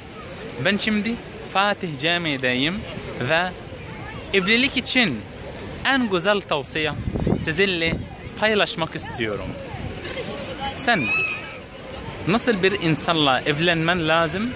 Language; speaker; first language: Turkish; non-native, learner; Arabic